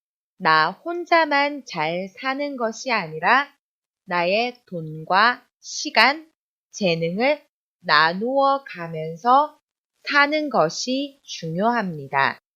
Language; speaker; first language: Korean; non-native, fluent; Chinese